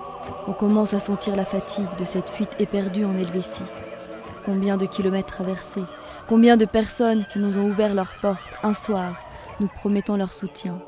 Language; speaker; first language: French; native; French